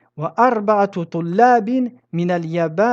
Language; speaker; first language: Arabic; non-native, fluent; French